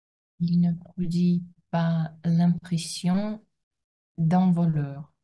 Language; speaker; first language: French; non-native, learner; Russian